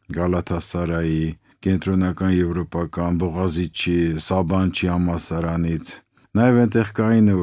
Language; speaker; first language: Armenian; native; Armenian